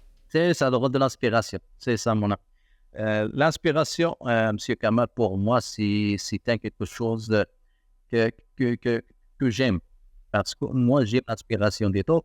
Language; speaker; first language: French; non-native, learner; Arabic